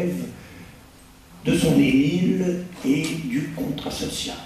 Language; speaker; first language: French; native; French